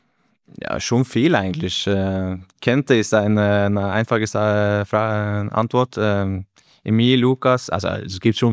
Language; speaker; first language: German; non-native, learner; Norwegian